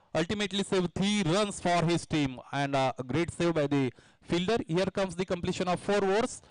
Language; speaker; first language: English; non-native, local second language; Marathi